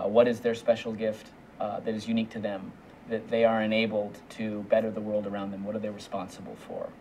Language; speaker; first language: English; native; English